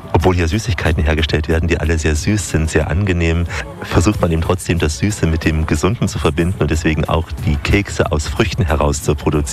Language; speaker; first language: German; native; German